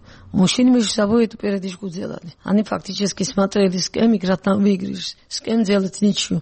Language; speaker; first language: Russian; non-native, local second language; Georgian